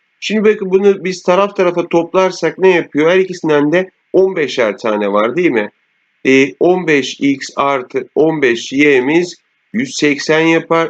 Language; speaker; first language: Turkish; native; Turkish